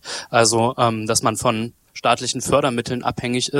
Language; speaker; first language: German; native; German